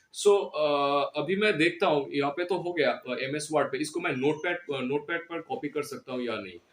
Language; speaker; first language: Hindi; non-native, local second language; Bangla